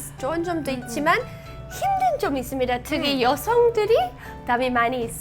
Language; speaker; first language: Korean; non-native, learner; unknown